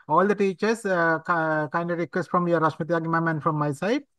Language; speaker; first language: English; non-native, local second language; Sinhala